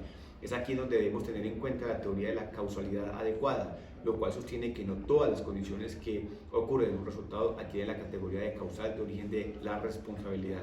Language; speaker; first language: Spanish; native; Spanish